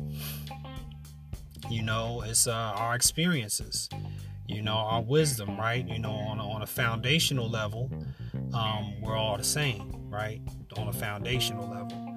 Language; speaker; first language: English; native; English